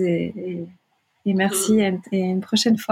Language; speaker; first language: French; native; French